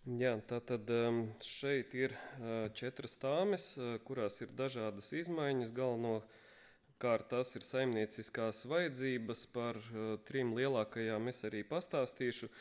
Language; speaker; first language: Latvian; native; Latvian